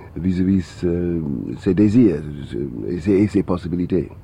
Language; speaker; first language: French; non-native, fluent; English